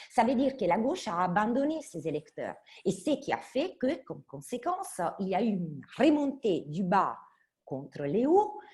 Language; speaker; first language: French; non-native, fluent; Italian